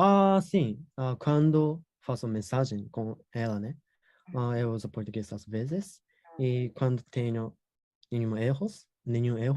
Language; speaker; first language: Portuguese; non-native, learner; Japanese